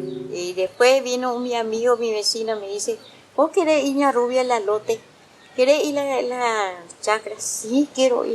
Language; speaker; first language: Spanish; non-native, local second language; Guarani